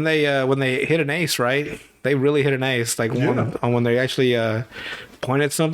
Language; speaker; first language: English; native; English